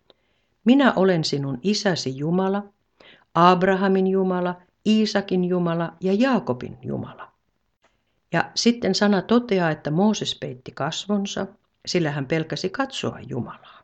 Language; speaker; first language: Finnish; native; Finnish